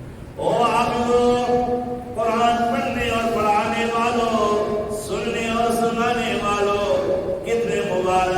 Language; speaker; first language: Urdu; native; Urdu